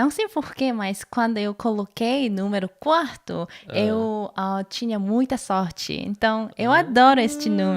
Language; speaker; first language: Portuguese; non-native, learner; Korean